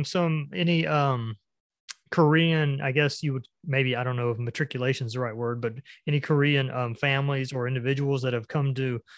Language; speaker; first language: English; native; English